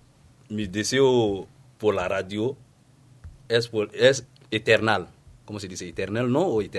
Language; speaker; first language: Spanish; non-native, learner; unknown